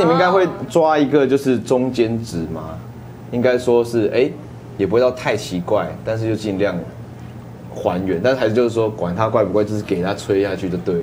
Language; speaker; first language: Chinese; native; Chinese